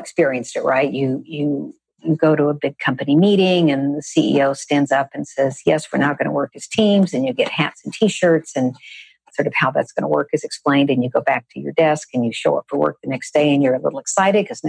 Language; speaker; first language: English; native; English